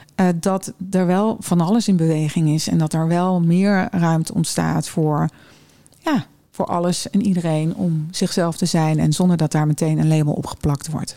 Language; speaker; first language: Dutch; early bilingual, other home language; German